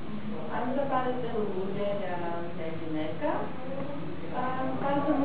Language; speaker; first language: Greek; non-native, learner; Russian